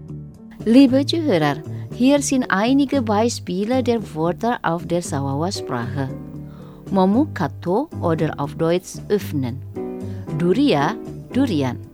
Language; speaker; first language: German; non-native, fluent; Indonesian